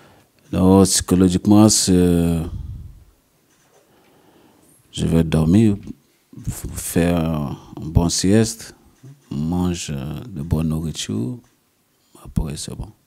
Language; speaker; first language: French; non-native, learner; English